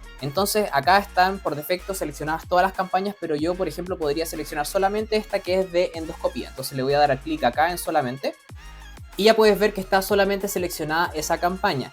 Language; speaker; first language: Spanish; native; Spanish